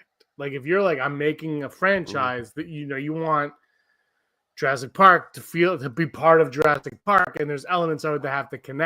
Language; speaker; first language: English; native; English